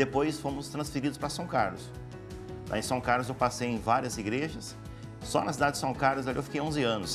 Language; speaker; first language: Portuguese; native; Portuguese